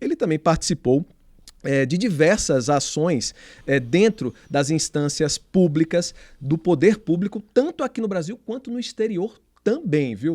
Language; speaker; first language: Portuguese; native; Portuguese